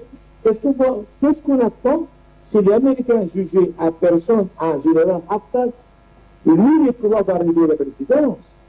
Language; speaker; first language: French; non-native, learner; Arabic